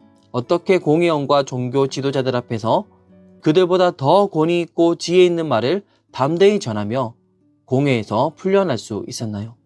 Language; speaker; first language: Korean; native; Korean